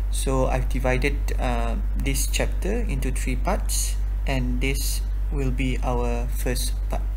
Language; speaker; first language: English; non-native, local second language; Malay